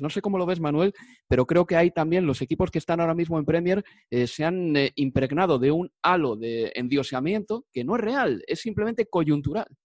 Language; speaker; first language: Spanish; native; Spanish